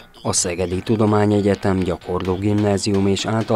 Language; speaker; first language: Hungarian; native; Hungarian